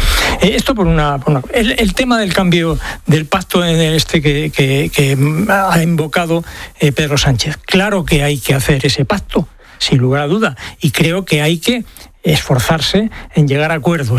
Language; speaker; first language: Spanish; native; Spanish